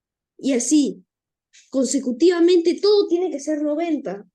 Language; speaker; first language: Spanish; native; Spanish